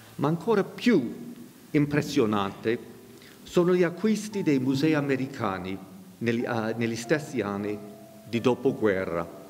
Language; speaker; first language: Italian; non-native, fluent; English